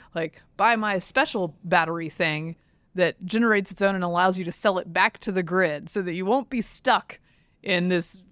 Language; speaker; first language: English; native; English